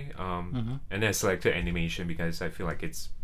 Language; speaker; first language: English; non-native, local second language; Chinese